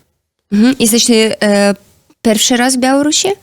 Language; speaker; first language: Polish; non-native, learner; Belarusian